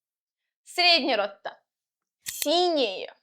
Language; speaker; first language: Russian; non-native, local second language; Uzbek